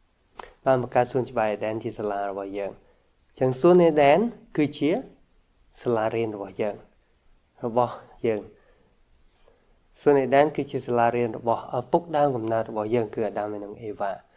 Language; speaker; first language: Khmer; native; Khmer